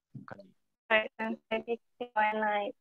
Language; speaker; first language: Japanese; non-native, learner; Indonesian